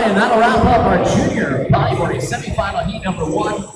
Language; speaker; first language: English; native; English